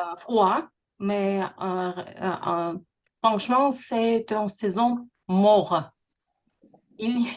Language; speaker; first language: French; non-native, learner; Russian